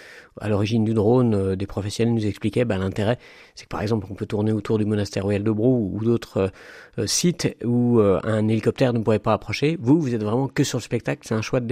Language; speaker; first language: French; native; French